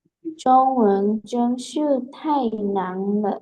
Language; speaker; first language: Chinese; non-native, learner; Lao